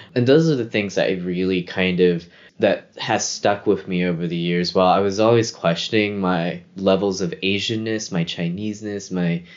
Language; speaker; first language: English; native; English